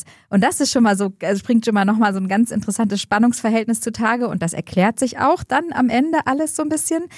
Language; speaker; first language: German; native; German